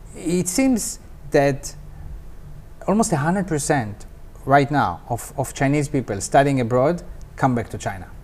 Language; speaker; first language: English; non-native, fluent; Hebrew